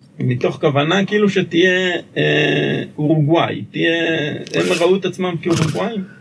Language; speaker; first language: Hebrew; native; Hebrew